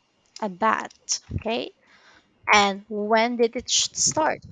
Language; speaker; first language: English; non-native, local second language; Filipino